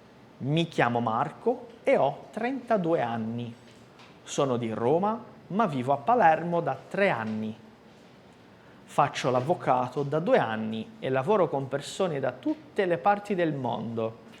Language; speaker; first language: Italian; non-native, fluent; Portuguese